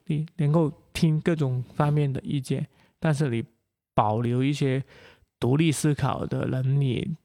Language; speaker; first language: Chinese; non-native, local second language; Cantonese